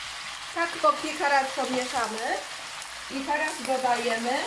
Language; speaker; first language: Polish; non-native, learner; Chinese